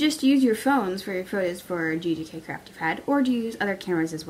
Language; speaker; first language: English; native; English